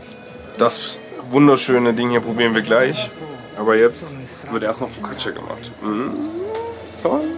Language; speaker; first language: German; native; German